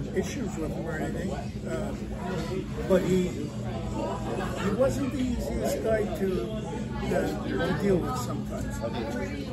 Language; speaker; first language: English; native; English